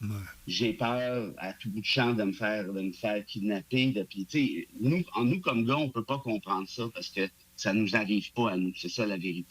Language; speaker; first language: French; native; French